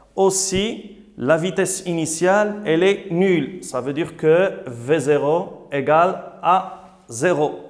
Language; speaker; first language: French; non-native, local second language; Arabic